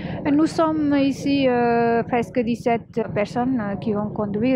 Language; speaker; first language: French; non-native, learner; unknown